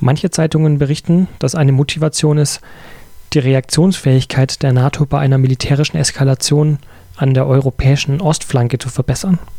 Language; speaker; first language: German; native; German